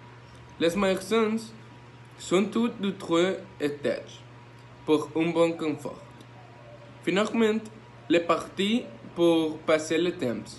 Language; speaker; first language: French; non-native, learner; Spanish